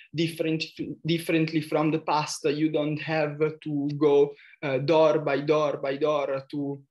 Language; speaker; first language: English; non-native, fluent; Italian